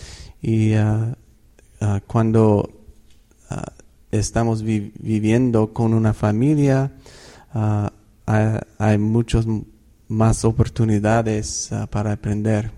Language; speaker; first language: Spanish; non-native, fluent; English